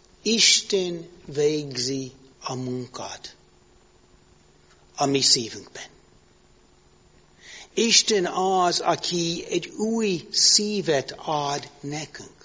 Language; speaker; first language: Hungarian; non-native, learner; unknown